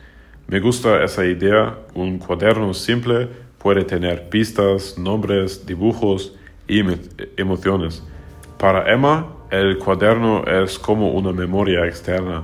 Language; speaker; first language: Spanish; non-native, learner; German